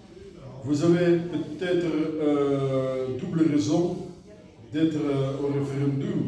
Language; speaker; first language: French; non-native, learner; Russian